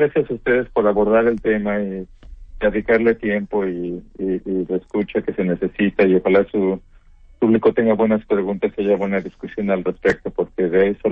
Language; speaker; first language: Spanish; native; Spanish